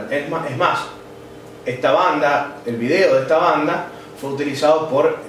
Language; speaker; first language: Spanish; native; Spanish